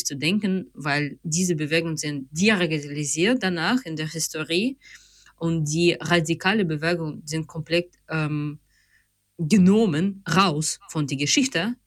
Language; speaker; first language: German; non-native, fluent; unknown